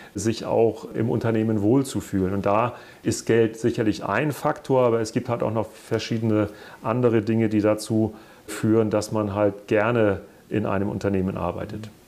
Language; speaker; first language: German; native; German